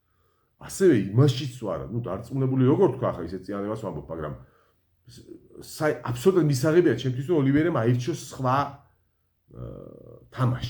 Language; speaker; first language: Georgian; native; Georgian